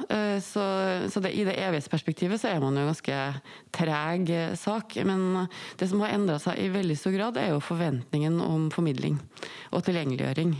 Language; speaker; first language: Norwegian; native; Norwegian